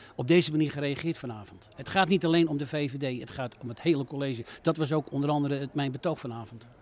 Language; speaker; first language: Dutch; native; Dutch